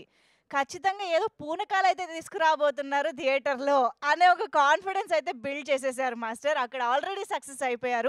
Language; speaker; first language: Telugu; native; Telugu